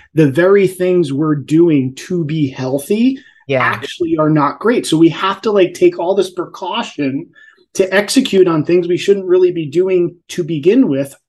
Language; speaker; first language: English; native; English